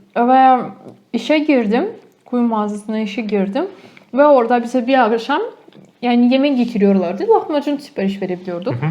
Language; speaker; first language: Turkish; early bilingual, heritage; Turkish